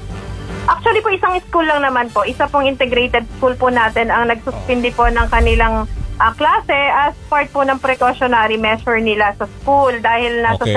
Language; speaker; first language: Filipino; native; Filipino